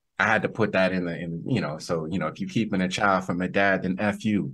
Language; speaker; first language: English; native; English